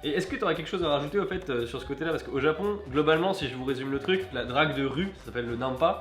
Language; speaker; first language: French; native; French